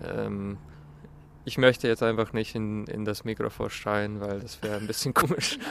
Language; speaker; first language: German; early bilingual, other home language; Russian